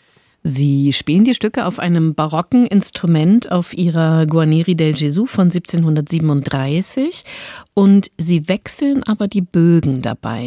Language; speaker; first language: German; native; German